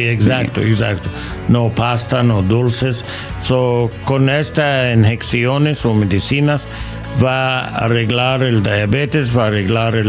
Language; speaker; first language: Spanish; non-native, learner; English